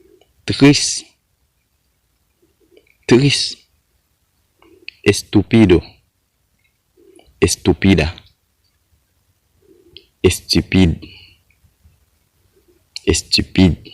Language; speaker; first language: Spanish; non-native, learner; Haitian Creole